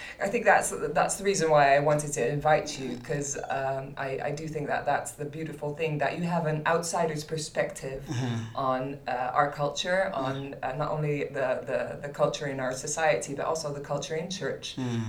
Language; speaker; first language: English; non-native, fluent; Dutch